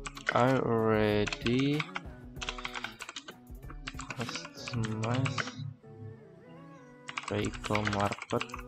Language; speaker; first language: English; non-native, learner; Indonesian